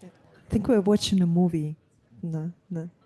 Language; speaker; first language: English; non-native, fluent; Russian